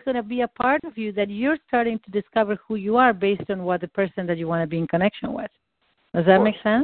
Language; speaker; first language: English; non-native, fluent; Spanish